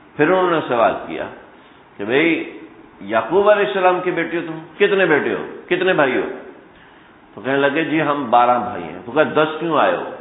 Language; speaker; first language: Urdu; non-native, local second language; Punjabi